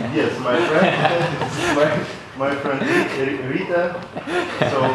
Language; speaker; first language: English; non-native, local second language; Latvian